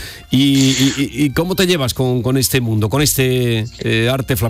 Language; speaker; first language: Spanish; native; Spanish